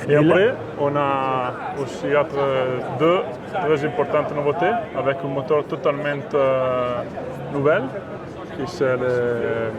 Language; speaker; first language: French; non-native, fluent; Italian